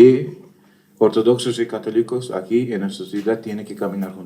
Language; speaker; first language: Spanish; non-native, fluent; Turkish